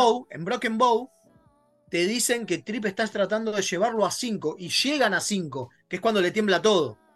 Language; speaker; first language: Spanish; native; Spanish